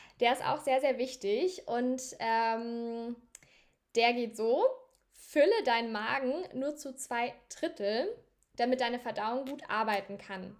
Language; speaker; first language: German; native; German